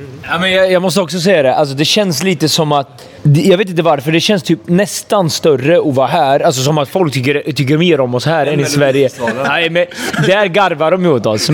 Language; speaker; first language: Swedish; native; Swedish